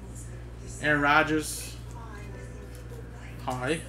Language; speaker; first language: English; native; English